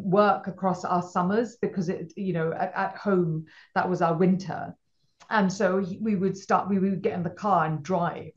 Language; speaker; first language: English; non-native, local second language; Punjabi